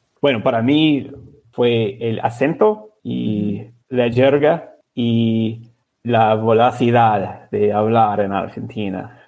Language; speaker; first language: Spanish; non-native, learner; English